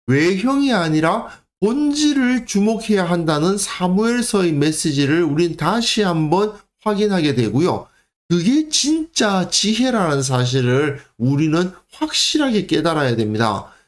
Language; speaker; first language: Korean; native; Korean